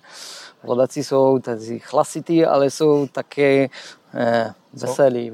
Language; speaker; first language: Czech; non-native, learner; Polish